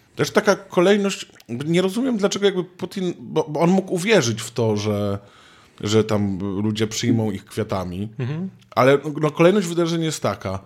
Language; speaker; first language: Polish; native; Polish